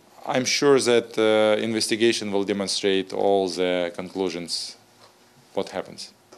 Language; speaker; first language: English; non-native, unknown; Ukrainian